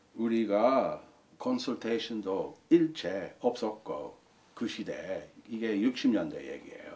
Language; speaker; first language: Korean; non-native, fluent; English